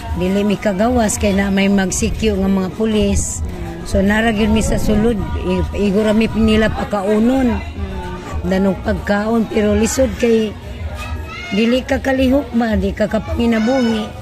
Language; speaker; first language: Cebuano; non-native, local second language; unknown